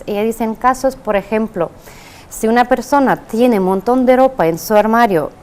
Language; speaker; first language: Spanish; non-native, fluent; Russian